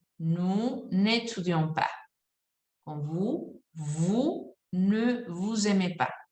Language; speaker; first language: French; non-native, fluent; Spanish